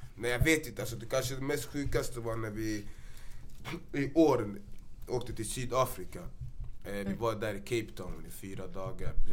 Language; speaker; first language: Swedish; early bilingual, other home language; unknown